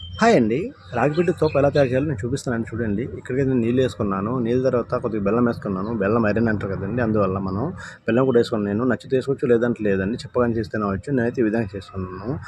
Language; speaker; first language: Telugu; non-native, local second language; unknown